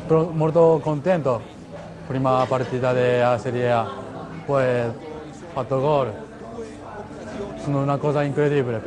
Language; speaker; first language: Italian; non-native, learner; Japanese